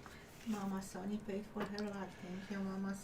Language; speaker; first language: English; native; English